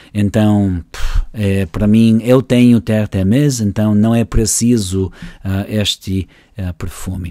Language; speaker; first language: Portuguese; non-native, learner; English